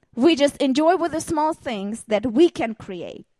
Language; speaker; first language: English; non-native, learner; Hebrew